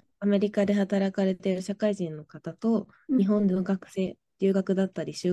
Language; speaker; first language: Japanese; native; Japanese